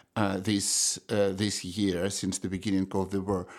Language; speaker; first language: English; non-native, fluent; Russian